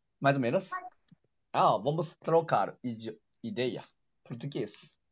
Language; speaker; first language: Portuguese; non-native, learner; Chinese